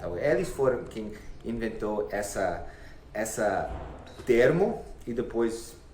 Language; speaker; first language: Portuguese; non-native, fluent; English